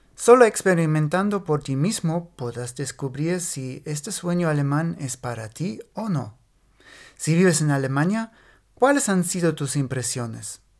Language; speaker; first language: Spanish; non-native, fluent; German